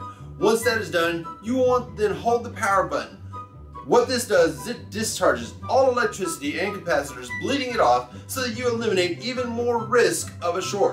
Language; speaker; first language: English; native; English